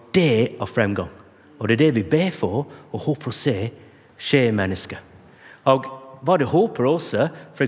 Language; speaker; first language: Norwegian; non-native, fluent; English